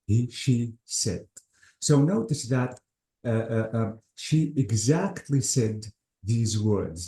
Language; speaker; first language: English; non-native, fluent; Arabic